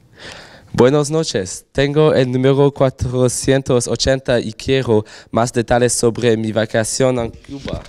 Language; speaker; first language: Spanish; non-native, learner; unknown